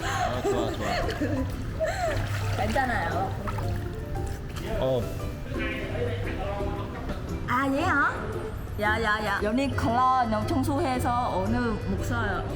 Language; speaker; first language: Korean; non-native, learner; Vietnamese